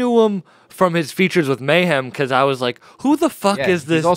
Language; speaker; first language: English; native; English